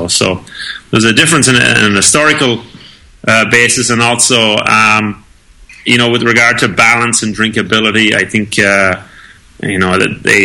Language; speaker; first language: English; native; English